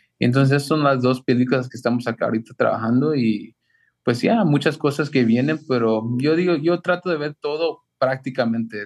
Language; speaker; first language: Spanish; early bilingual, heritage; Spanish